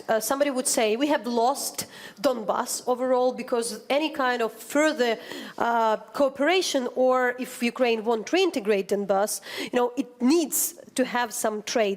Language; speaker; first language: English; non-native, fluent; Ukrainian